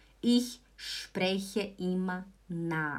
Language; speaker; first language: German; non-native, fluent; Portuguese